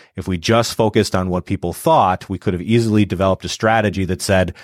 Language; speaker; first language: English; native; English